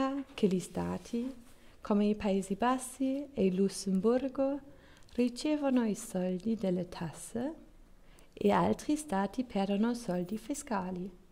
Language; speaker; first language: Italian; non-native, learner; German